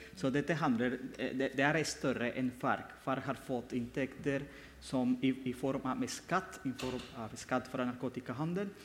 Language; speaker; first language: Norwegian; non-native, fluent; Spanish